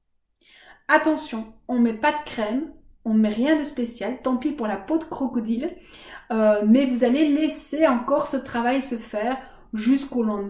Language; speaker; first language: French; native; French